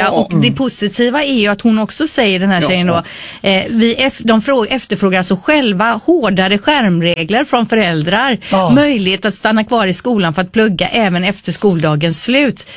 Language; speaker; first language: Swedish; native; Swedish